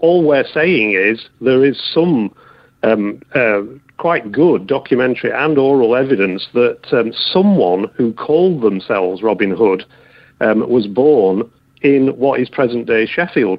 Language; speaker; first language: English; native; English